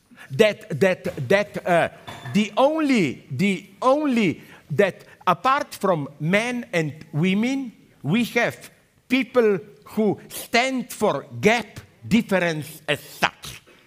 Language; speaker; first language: English; non-native, fluent; Slovenian